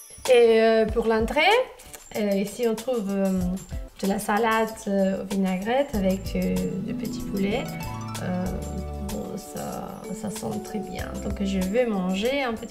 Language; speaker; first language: French; non-native, fluent; Spanish